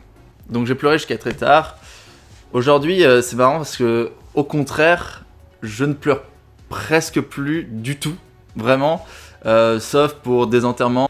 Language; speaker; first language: French; native; French